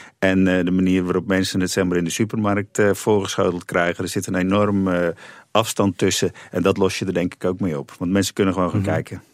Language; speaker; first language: Dutch; native; Dutch